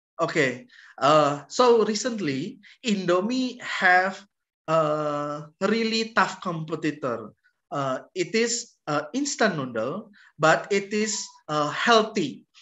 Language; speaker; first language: English; non-native, learner; Indonesian